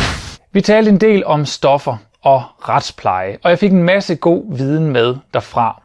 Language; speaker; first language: Danish; native; Danish